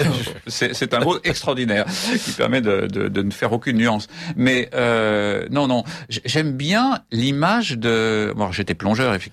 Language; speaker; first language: French; native; French